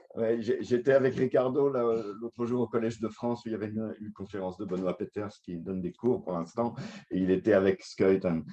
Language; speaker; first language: French; native; French